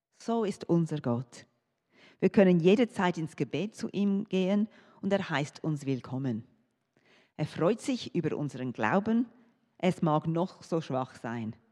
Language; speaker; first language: German; non-native, fluent; English